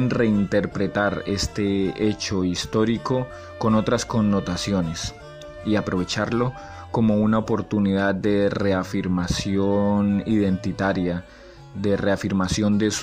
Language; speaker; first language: Spanish; native; Spanish